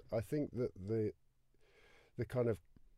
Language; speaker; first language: English; native; English